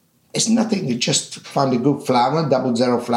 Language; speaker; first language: English; non-native, fluent; Italian